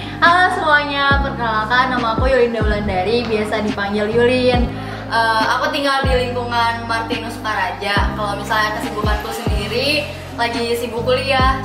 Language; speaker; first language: Indonesian; native; Indonesian